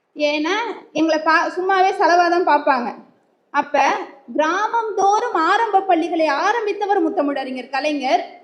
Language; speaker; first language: Tamil; native; Tamil